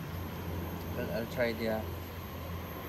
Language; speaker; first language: English; non-native, local second language; Filipino